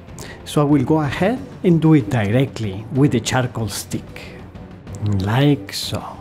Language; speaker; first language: English; non-native, fluent; Spanish